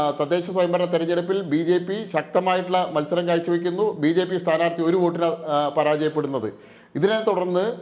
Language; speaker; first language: Malayalam; native; Malayalam